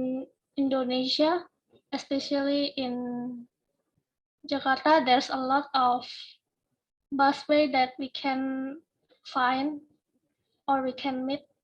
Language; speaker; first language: English; non-native, learner; Indonesian